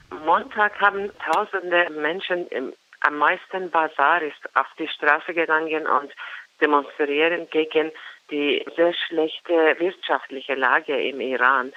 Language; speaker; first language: German; non-native, fluent; Persian